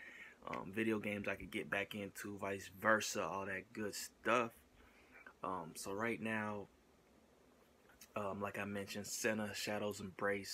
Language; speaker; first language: English; native; English